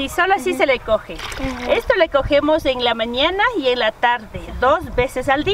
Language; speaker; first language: Spanish; native; Spanish